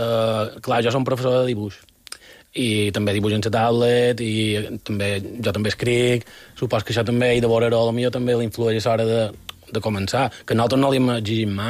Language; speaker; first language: Catalan; native; Catalan